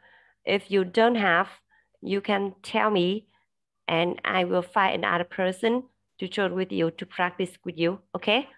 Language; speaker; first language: English; non-native, learner; Vietnamese